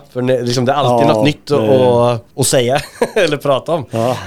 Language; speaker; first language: Swedish; native; Swedish